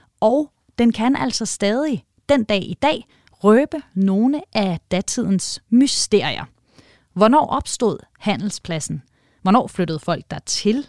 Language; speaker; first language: Danish; native; Danish